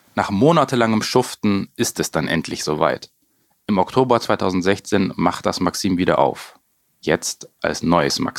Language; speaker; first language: German; native; German